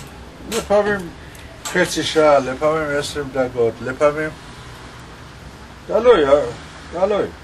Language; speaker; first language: Hebrew; non-native, learner; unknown